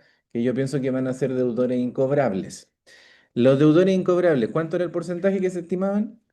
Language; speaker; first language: Spanish; native; Spanish